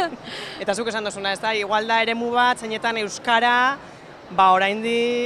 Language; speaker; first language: Basque; native; Basque